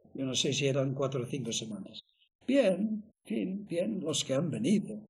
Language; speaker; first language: Spanish; non-native, fluent; English